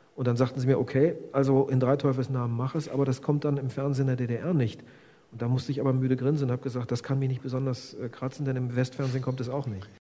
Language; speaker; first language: German; native; German